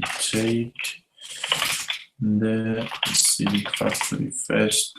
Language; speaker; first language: English; non-native, fluent; Spanish